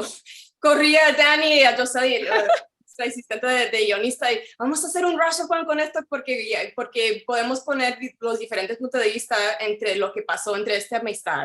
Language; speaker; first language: Spanish; early bilingual, heritage; Spanish